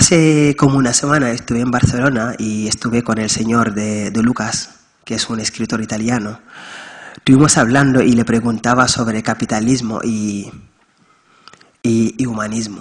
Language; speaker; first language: Spanish; non-native, fluent; Wolof